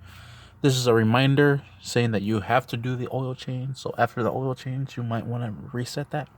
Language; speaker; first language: English; native; English